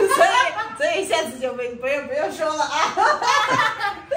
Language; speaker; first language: Chinese; non-native, fluent; Russian